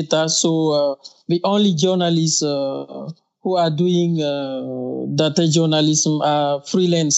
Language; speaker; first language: English; non-native, fluent; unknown